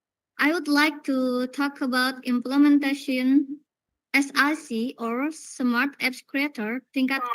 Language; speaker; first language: English; non-native, learner; Indonesian